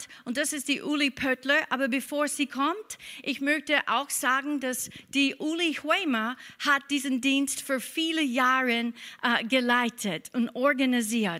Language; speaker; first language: German; non-native, fluent; English